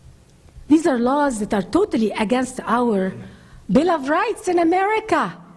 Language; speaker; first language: English; non-native, fluent; Arabic